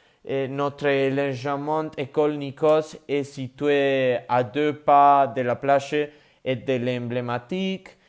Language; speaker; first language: French; non-native, learner; Spanish